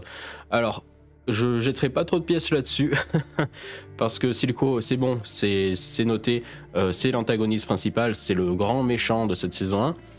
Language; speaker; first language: French; native; French